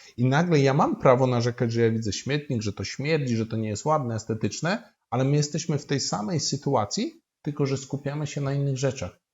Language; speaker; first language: Polish; native; Polish